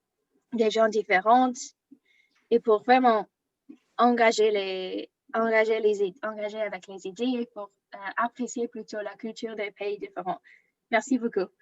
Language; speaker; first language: French; non-native, learner; English